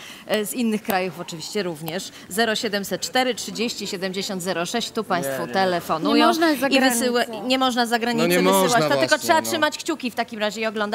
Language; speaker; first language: Polish; native; Polish